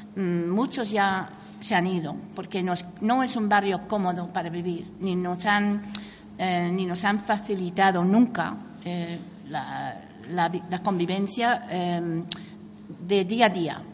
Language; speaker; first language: Spanish; non-native, fluent; English